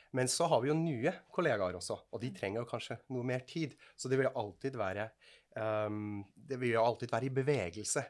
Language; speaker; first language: Norwegian; non-native, fluent; Swiss German